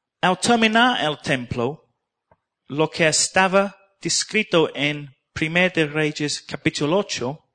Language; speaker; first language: Spanish; non-native, learner; English